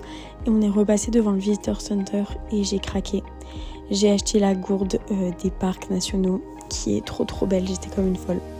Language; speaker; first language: French; native; French